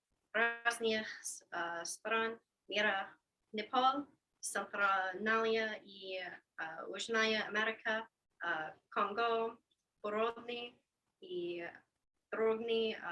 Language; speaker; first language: Russian; non-native, learner; English